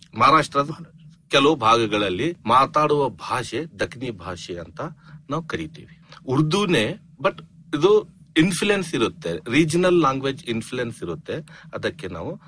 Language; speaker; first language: Kannada; non-native, local second language; Urdu